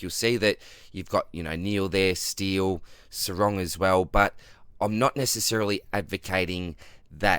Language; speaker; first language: English; native; English